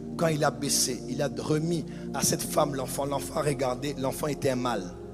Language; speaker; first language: French; non-native, local second language; Lingala